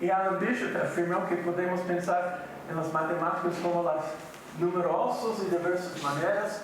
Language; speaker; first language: Portuguese; non-native, fluent; English